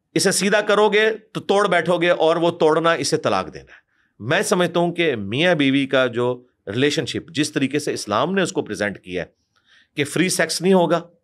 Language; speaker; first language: Urdu; non-native, local second language; Punjabi